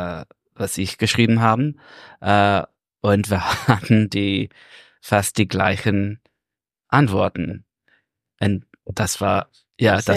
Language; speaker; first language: German; non-native, learner; English